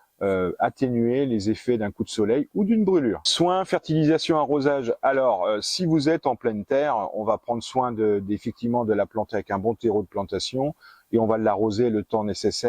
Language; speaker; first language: French; native; French